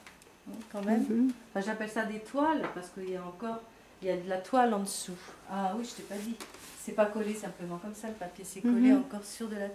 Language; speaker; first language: French; native; French